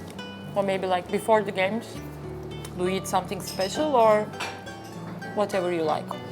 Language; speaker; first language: English; non-native, fluent; Turkish